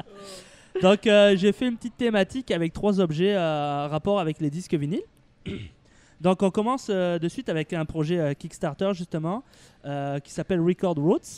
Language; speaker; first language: French; native; French